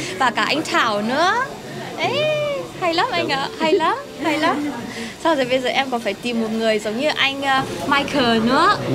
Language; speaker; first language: Vietnamese; early bilingual, heritage; Vietnamese